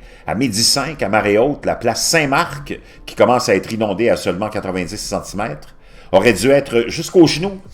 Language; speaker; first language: French; native; French